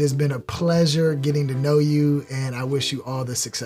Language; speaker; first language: English; native; English